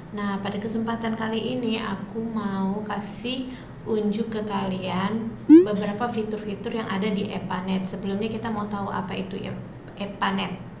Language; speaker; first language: Indonesian; native; Indonesian